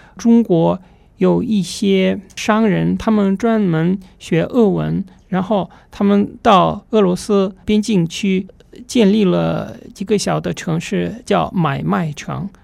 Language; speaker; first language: Chinese; non-native, fluent; Russian